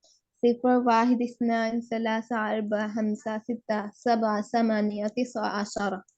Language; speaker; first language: Arabic; non-native, learner; Urdu